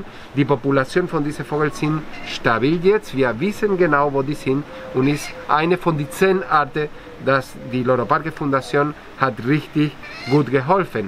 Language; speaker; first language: German; non-native, fluent; Spanish